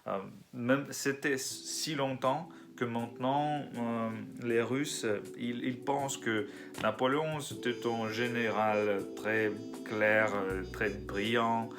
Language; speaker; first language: French; non-native, learner; Russian